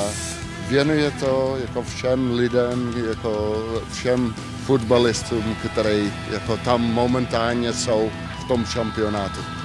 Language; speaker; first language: Czech; non-native, fluent; Dutch